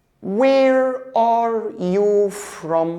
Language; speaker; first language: English; non-native, fluent; Arabic